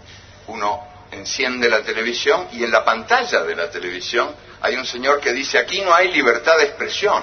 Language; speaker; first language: Spanish; native; Spanish